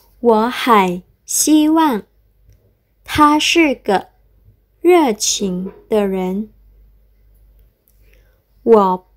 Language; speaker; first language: Chinese; non-native, fluent; Indonesian